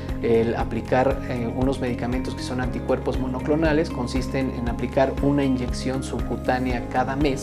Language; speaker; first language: Spanish; native; Spanish